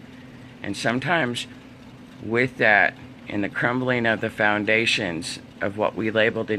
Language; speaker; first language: English; native; English